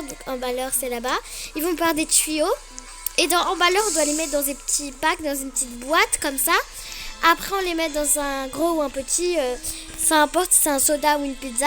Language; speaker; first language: French; native; French